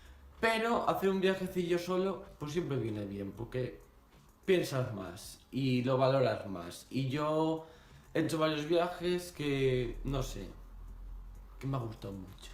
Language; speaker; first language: Spanish; native; Spanish